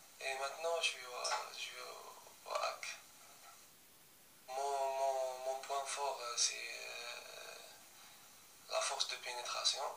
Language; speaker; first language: French; non-native, local second language; Arabic